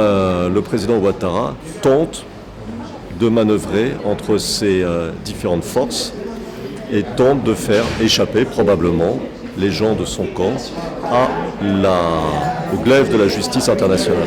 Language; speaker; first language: French; native; French